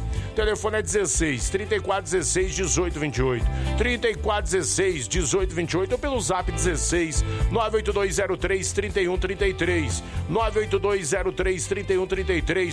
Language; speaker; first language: Portuguese; native; Portuguese